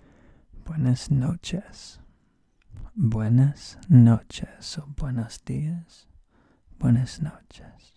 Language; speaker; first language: Spanish; non-native, learner; English